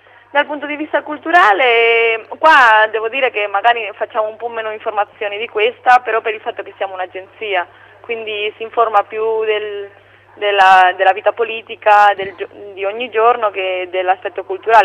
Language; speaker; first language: Italian; non-native, fluent; Spanish